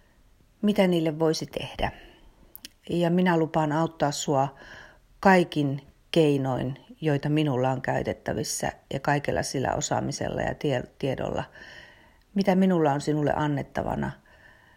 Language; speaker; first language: Finnish; native; Finnish